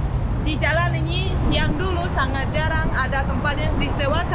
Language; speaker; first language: Indonesian; non-native, fluent; Russian